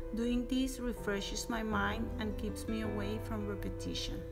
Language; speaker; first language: English; non-native, fluent; Spanish